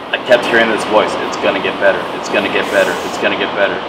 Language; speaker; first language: English; native; English